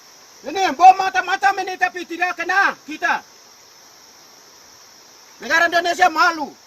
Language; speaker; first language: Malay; non-native, local second language; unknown